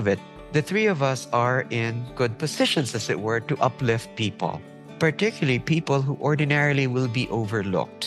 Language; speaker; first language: English; non-native, local second language; Filipino